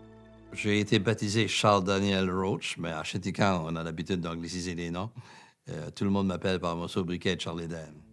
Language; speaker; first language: French; native; French